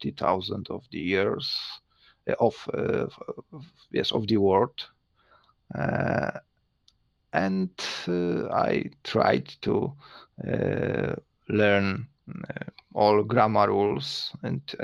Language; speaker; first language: English; non-native, learner; Polish